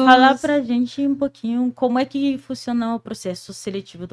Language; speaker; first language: Portuguese; non-native, fluent; Haitian Creole